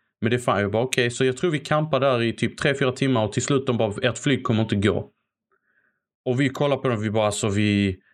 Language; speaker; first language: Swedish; early bilingual, other home language; Arabic